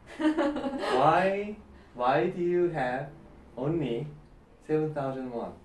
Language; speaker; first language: English; non-native, fluent; Korean